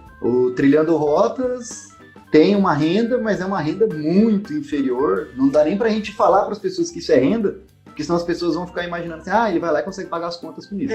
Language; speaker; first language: Portuguese; native; Portuguese